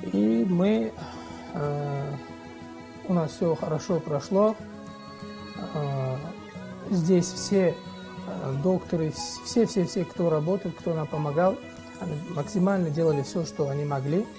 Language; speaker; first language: Russian; non-native, fluent; Uzbek